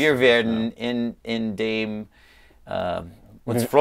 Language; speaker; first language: German; non-native, learner; English